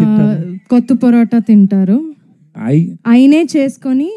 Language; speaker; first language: Telugu; non-native, fluent; Tamil